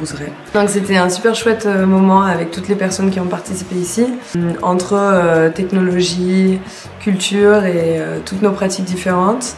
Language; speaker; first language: French; non-native, fluent; German